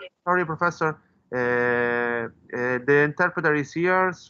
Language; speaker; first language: English; non-native, fluent; Italian